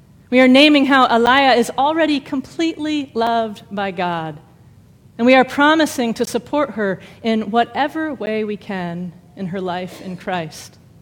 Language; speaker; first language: English; native; English